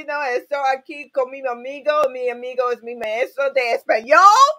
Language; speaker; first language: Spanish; non-native, learner; English